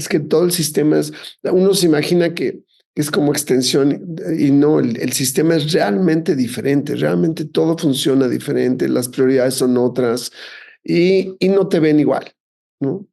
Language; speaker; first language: Spanish; native; Spanish